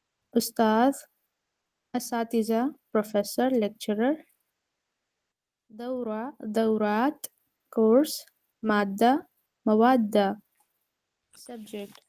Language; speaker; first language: Arabic; non-native, learner; Urdu